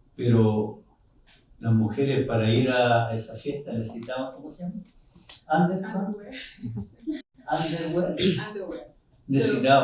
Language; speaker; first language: Spanish; non-native, local second language; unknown